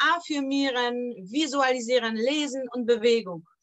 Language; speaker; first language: German; non-native, fluent; Polish